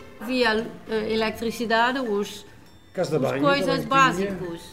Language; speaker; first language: Portuguese; non-native, learner; Dutch